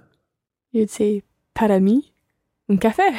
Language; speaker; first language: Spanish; non-native, learner; English